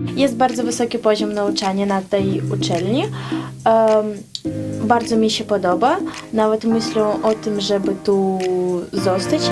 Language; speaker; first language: Polish; non-native, learner; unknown